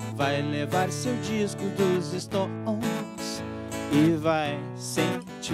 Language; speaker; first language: Portuguese; native; Portuguese